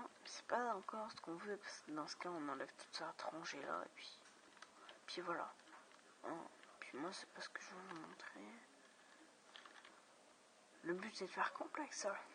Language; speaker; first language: French; native; French